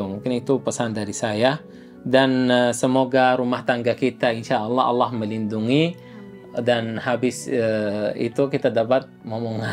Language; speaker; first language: Indonesian; non-native, fluent; Arabic